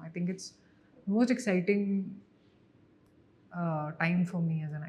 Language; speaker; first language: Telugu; non-native, fluent; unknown